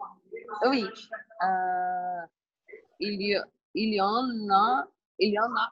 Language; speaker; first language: French; non-native, learner; Portuguese